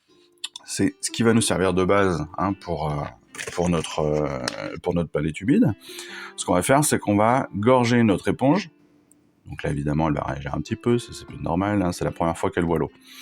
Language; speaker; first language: French; native; French